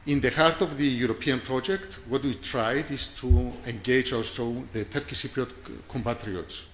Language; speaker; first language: English; non-native, fluent; Greek